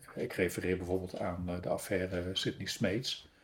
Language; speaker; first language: Dutch; native; Dutch